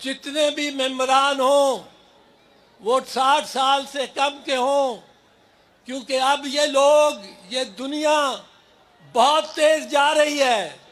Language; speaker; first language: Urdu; non-native, local second language; Punjabi